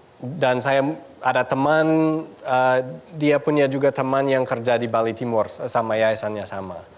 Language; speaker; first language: Indonesian; non-native, fluent; English